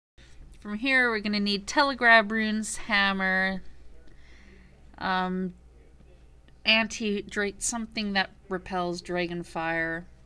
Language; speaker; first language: English; native; English